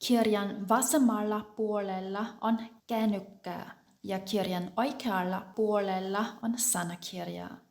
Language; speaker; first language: Finnish; non-native, fluent; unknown